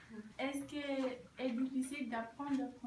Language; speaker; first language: French; non-native, learner; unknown